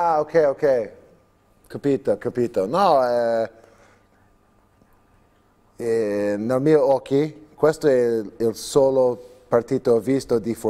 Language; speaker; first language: Italian; non-native, learner; English